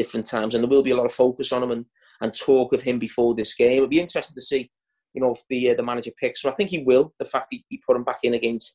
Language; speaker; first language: English; native; English